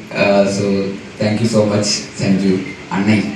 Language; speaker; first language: Tamil; non-native, local second language; Malayalam